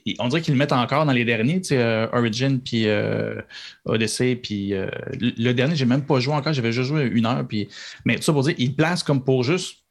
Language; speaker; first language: French; native; French